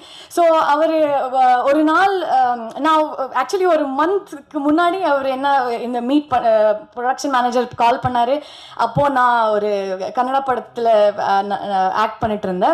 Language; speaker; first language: Tamil; non-native, learner; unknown